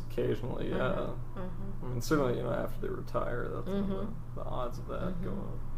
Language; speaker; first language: English; native; English